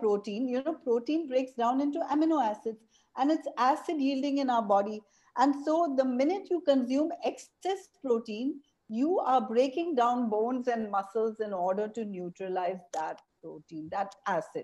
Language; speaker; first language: English; non-native, local second language; Hindi